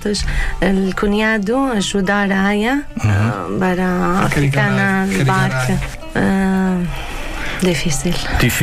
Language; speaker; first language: Portuguese; non-native, learner; Arabic